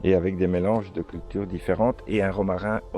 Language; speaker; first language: French; native; French